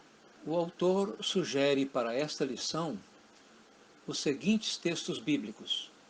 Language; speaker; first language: Portuguese; native; Portuguese